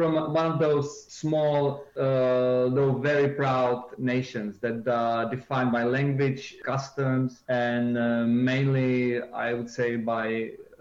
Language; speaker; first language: English; non-native, fluent; Czech